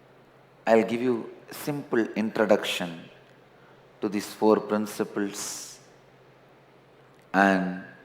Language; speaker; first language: English; non-native, local second language; Tamil